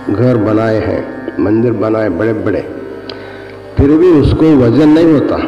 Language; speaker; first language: Hindi; non-native, local second language; Kannada